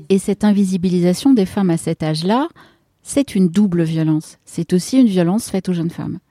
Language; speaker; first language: French; native; French